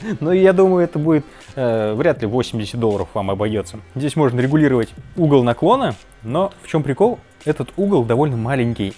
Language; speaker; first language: Russian; native; Russian